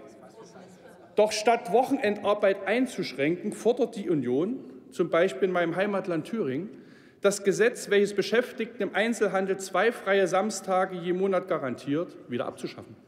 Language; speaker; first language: German; native; German